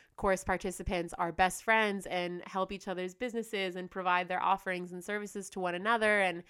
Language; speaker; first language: English; native; English